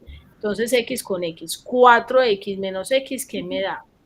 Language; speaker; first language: Spanish; native; Spanish